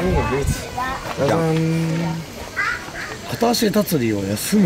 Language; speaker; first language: Japanese; native; Japanese